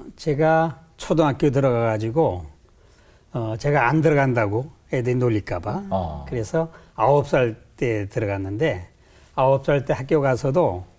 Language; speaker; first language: Korean; native; Korean